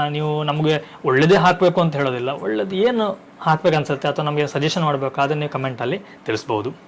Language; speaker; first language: Kannada; non-native, local second language; Tulu